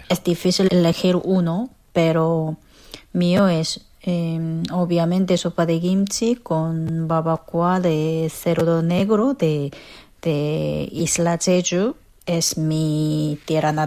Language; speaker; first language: Spanish; non-native, fluent; Korean